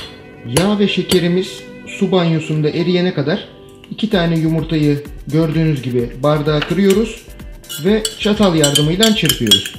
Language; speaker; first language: Turkish; native; Turkish